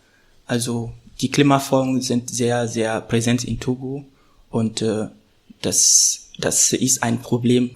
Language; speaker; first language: German; non-native, fluent; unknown